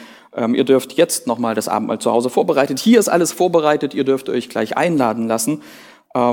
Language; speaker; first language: German; native; German